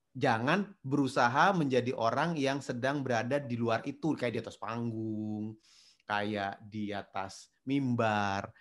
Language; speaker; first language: Indonesian; native; Indonesian